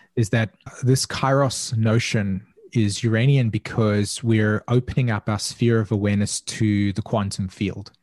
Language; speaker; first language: English; native; English